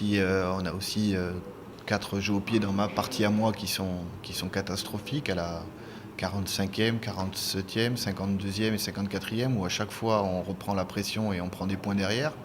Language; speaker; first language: French; native; French